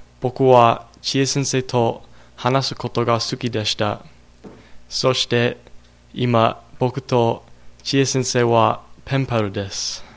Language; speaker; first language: Japanese; non-native, learner; English